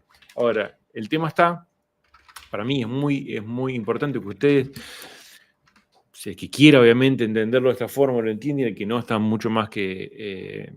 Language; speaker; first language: Spanish; native; Spanish